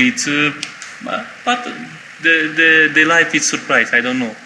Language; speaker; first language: English; non-native, learner; Romanian